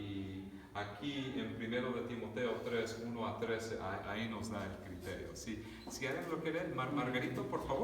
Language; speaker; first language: Spanish; early bilingual, other home language; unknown